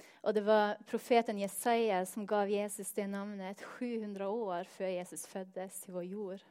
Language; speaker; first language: Swedish; non-native, fluent; Norwegian